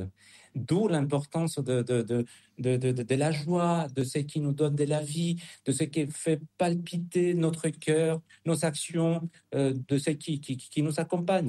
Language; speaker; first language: French; non-native, fluent; Spanish